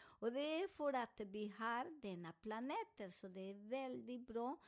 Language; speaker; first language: Swedish; non-native, fluent; Spanish